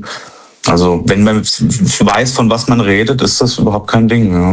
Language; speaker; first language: German; native; German